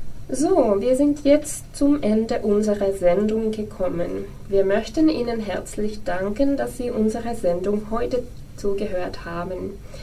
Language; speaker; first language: German; non-native, fluent; Finnish